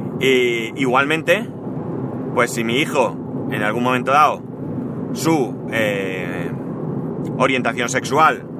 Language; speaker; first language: Spanish; native; Spanish